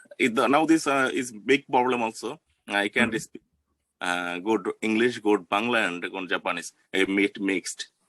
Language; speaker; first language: English; non-native, learner; Bangla